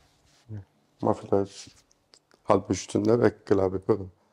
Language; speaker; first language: German; non-native, learner; Turkish